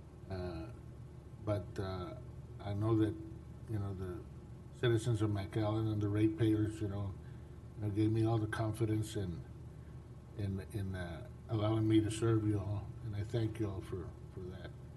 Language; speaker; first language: English; early bilingual, other home language; Spanish